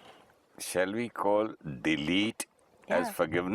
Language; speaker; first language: English; non-native, local second language; Hindi